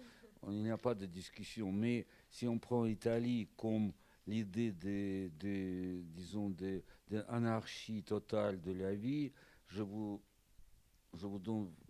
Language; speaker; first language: French; non-native, fluent; Russian